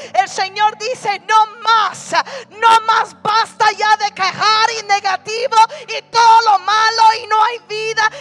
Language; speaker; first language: Spanish; early bilingual, heritage; Spanish